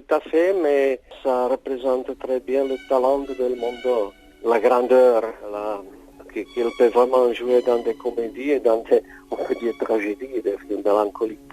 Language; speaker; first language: French; non-native, fluent; Czech